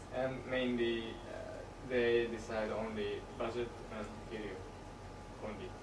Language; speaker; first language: English; non-native, learner; Japanese